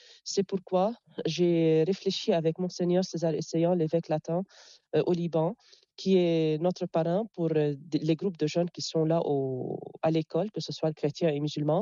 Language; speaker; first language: French; non-native, local second language; Arabic